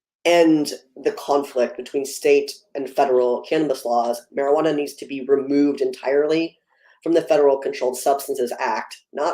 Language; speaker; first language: English; native; English